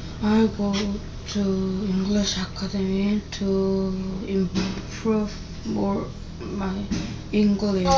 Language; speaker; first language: English; non-native, learner; Korean